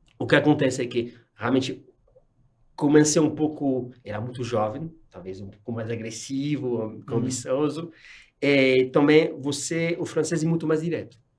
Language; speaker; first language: Portuguese; non-native, fluent; French